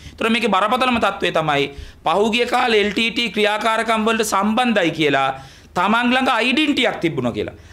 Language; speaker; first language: Sinhala; native; Sinhala